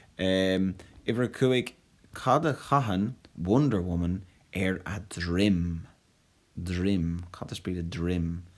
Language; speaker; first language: Irish; non-native, local second language; English